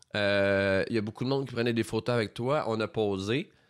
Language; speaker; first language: French; native; French